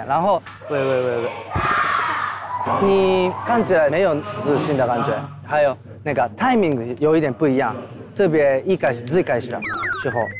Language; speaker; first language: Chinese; non-native, fluent; Korean